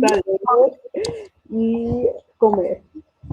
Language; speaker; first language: Spanish; non-native, fluent; English